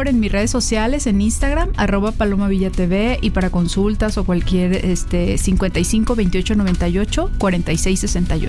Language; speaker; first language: Spanish; native; Spanish